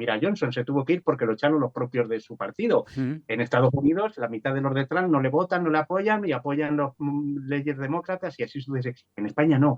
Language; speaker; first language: Spanish; native; Spanish